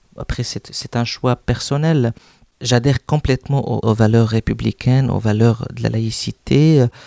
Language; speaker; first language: French; non-native, local second language; Arabic